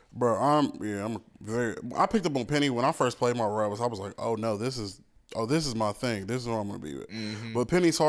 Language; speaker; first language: English; native; English